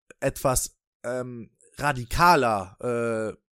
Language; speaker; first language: German; native; German